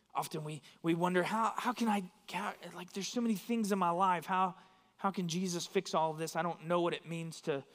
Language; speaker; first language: English; native; English